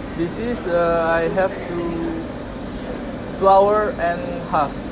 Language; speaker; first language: English; non-native, learner; Indonesian